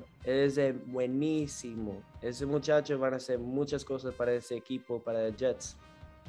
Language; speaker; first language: Spanish; early bilingual, heritage; Spanish